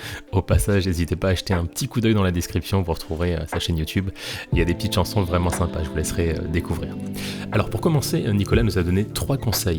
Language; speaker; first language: French; native; French